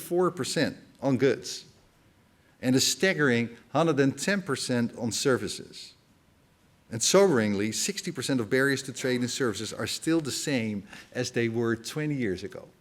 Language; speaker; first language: English; non-native, fluent; Dutch